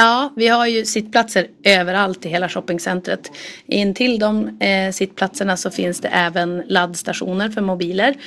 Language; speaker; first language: Swedish; native; Swedish